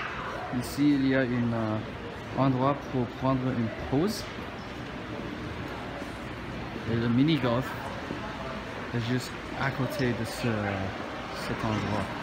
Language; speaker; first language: French; non-native, local second language; English